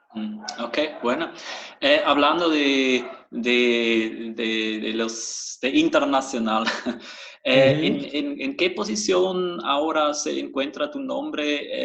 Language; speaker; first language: Spanish; non-native, fluent; German